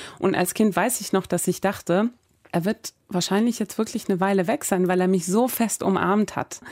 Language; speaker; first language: German; early bilingual, other home language; Persian